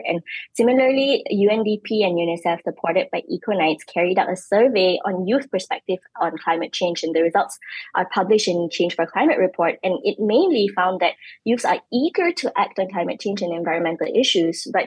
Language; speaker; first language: English; non-native, local second language; Malay